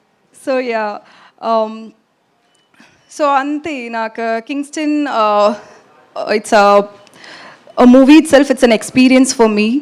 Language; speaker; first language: Telugu; non-native, local second language; Tamil